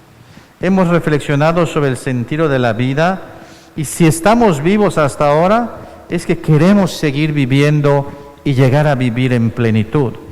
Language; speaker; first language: Spanish; native; Spanish